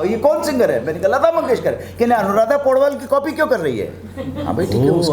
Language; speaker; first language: Hindi; native; Hindi